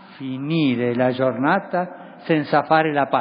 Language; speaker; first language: Italian; non-native, fluent; Spanish